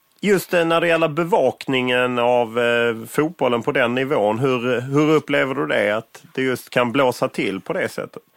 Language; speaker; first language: Swedish; native; Swedish